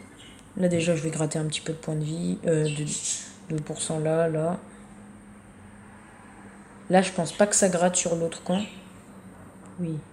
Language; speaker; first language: French; native; French